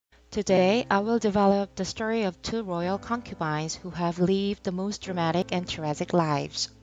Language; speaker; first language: English; non-native, fluent; Korean